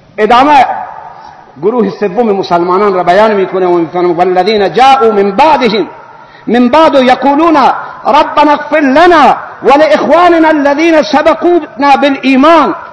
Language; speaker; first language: Persian; non-native, local second language; Baluchi